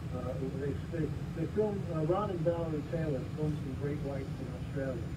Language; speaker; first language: English; native; English